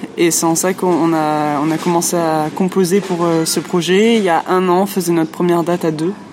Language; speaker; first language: French; non-native, fluent; English